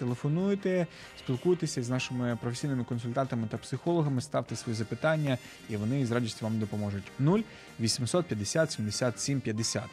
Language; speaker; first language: Ukrainian; native; Ukrainian